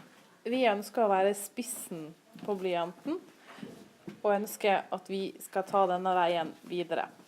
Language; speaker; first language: Norwegian; native; Norwegian